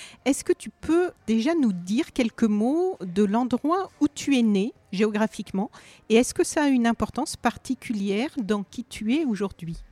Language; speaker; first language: French; native; French